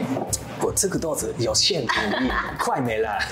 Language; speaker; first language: Chinese; non-native, learner; Japanese